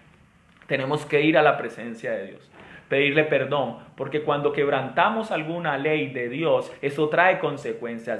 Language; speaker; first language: Spanish; native; Spanish